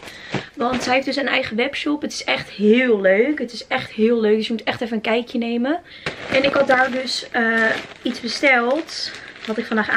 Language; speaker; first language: Dutch; native; Dutch